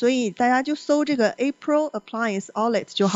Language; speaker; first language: Chinese; native; Chinese